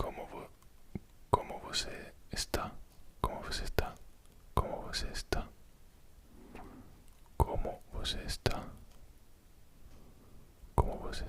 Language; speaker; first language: Portuguese; non-native, learner; Italian